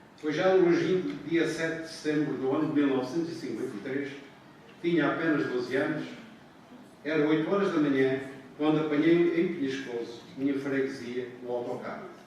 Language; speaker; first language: Portuguese; native; Portuguese